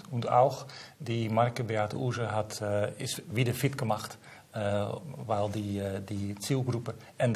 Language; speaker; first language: German; non-native, learner; Dutch